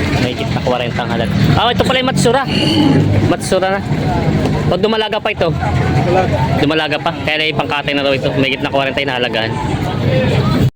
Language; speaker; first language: Filipino; native; Filipino